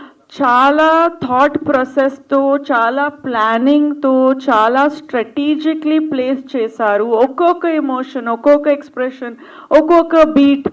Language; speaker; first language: Telugu; non-native, fluent; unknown